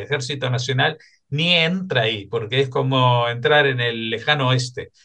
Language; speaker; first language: Spanish; native; Spanish